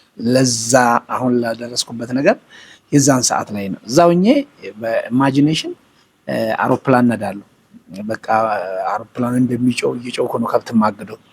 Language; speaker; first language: Amharic; native; Amharic